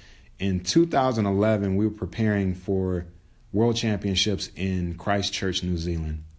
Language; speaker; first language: English; native; English